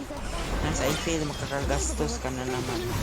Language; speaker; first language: Filipino; native; Filipino